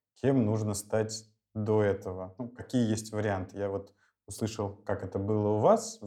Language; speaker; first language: Russian; native; Russian